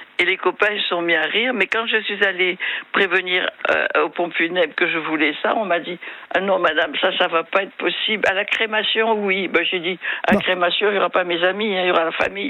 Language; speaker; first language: French; non-native, local second language; Malagasy